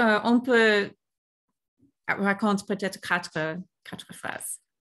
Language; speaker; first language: French; non-native, fluent; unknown